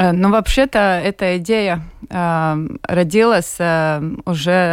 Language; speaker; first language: Russian; non-native, local second language; Latvian